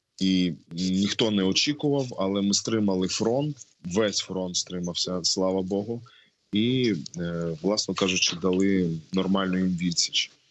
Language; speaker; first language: Ukrainian; non-native, local second language; Russian